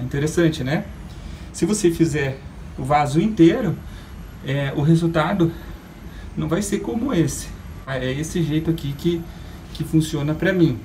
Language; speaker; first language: Portuguese; native; Portuguese